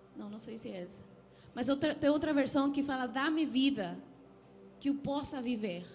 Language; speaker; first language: Portuguese; non-native, fluent; Spanish